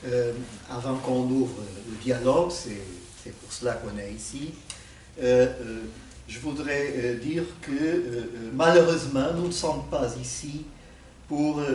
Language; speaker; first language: French; non-native, fluent; Portuguese